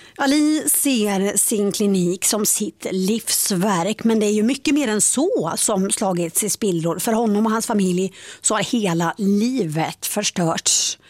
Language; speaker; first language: Swedish; native; Swedish